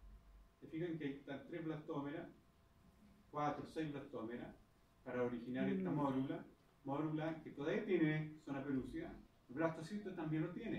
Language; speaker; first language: Spanish; native; Spanish